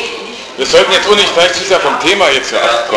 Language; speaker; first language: German; native; German